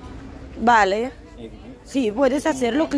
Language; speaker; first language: Spanish; non-native, fluent; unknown